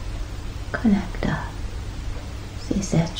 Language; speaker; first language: French; non-native, fluent; English